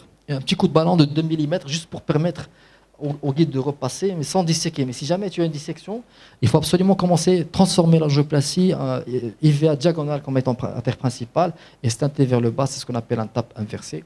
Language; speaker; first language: French; non-native, local second language; Arabic